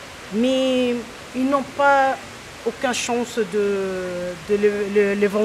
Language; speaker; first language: French; non-native, local second language; Arabic